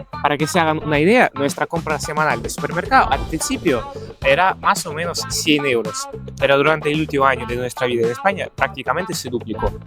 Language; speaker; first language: Spanish; non-native, fluent; Ukrainian